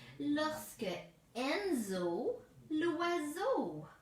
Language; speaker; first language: French; native; French